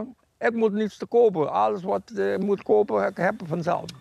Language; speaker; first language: Dutch; non-native, local second language; Papiamento